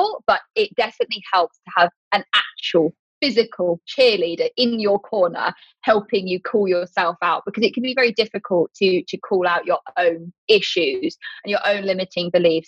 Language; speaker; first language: English; native; English